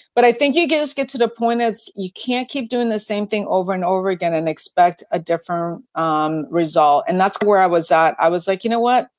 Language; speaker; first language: English; native; English